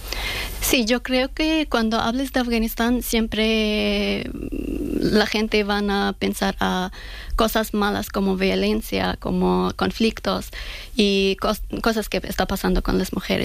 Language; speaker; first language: Spanish; non-native, fluent; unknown